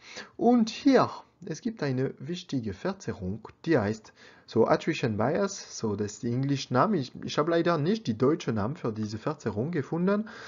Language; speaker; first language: German; non-native, learner; French